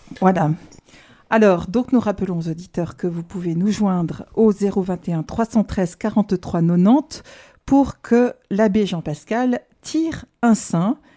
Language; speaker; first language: French; native; French